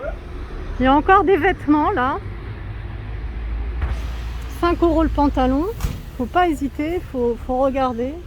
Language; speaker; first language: French; native; French